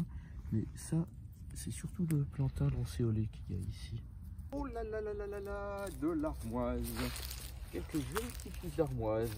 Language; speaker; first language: French; native; French